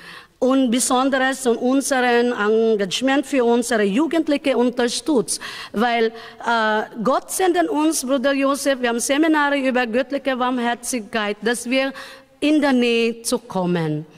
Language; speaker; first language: German; non-native, learner; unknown